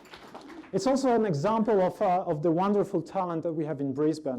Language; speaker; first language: English; non-native, fluent; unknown